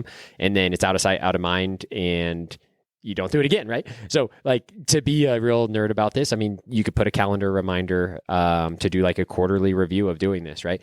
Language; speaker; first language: English; native; English